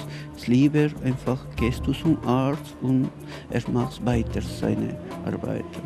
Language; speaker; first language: German; non-native, learner; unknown